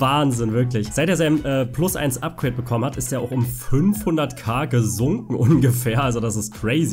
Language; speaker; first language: German; native; German